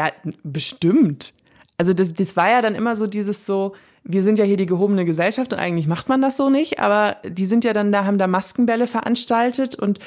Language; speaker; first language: German; native; German